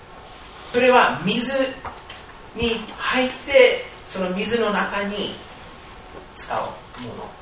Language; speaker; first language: Japanese; non-native, fluent; English